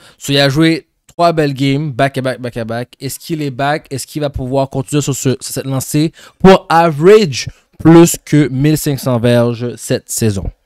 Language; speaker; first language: French; native; French